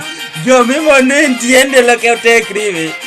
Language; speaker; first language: Spanish; non-native, learner; Haitian Creole